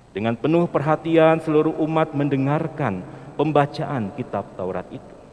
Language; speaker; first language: Indonesian; native; Indonesian